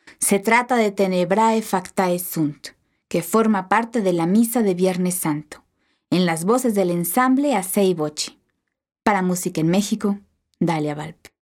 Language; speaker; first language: Spanish; native; Spanish